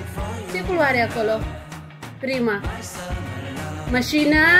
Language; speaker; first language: Romanian; non-native, learner; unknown